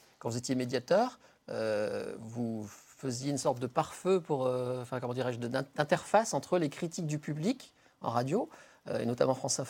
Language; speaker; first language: French; native; French